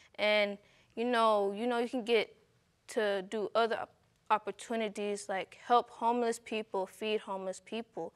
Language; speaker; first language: English; native; English